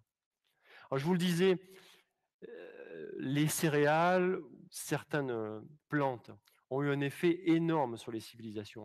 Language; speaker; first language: French; native; French